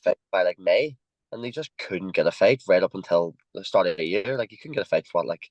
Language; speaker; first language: English; native; English